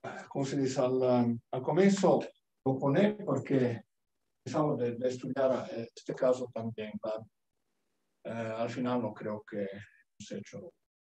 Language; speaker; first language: Spanish; non-native, learner; Italian